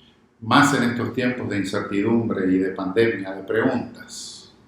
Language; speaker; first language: Spanish; native; Spanish